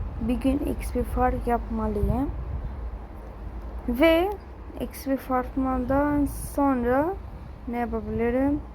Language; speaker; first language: Turkish; early bilingual, other home language; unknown